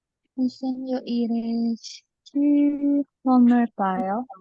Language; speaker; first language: Korean; non-native, learner; Indonesian